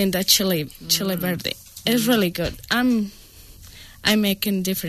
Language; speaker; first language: English; non-native, learner; Spanish